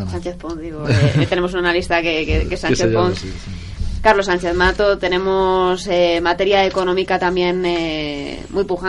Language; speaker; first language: Spanish; native; Spanish